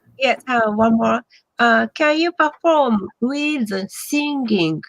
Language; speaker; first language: English; non-native, learner; Japanese